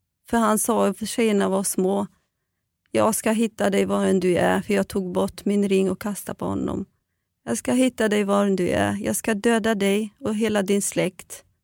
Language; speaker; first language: Swedish; non-native, fluent; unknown